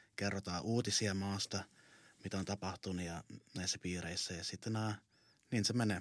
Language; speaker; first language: Finnish; early bilingual, heritage; Finnish